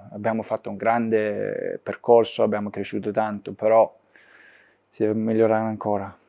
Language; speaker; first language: Italian; non-native, fluent; Danish